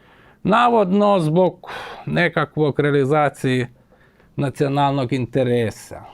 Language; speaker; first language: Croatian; non-native, fluent; Ukrainian